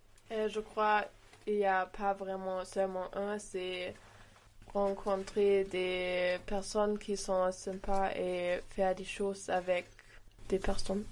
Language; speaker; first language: French; non-native, fluent; German